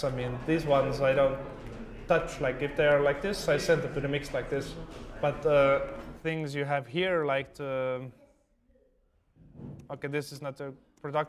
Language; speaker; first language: English; non-native, fluent; Estonian